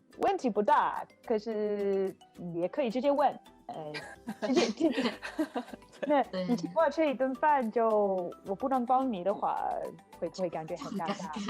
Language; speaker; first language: Chinese; non-native, fluent; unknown